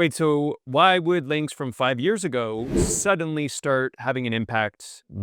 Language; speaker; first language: English; native; English